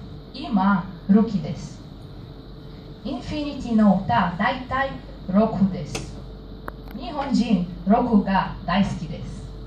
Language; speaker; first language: Japanese; non-native, learner; Hebrew